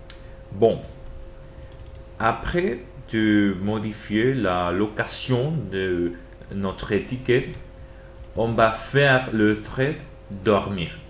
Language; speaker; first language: French; non-native, learner; Spanish